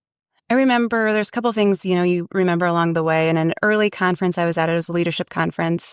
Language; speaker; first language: English; native; English